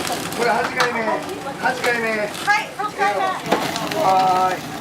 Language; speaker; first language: Japanese; native; Japanese